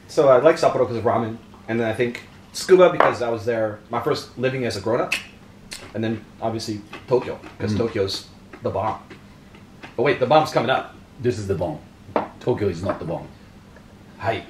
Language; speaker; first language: English; native; English